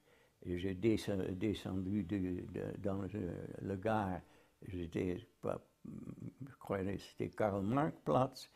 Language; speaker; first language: French; non-native, fluent; Dutch